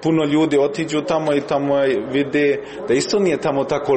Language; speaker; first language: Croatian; early bilingual, heritage; Croatian